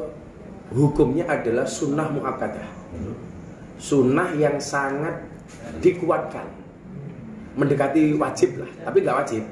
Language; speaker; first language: Indonesian; native; Indonesian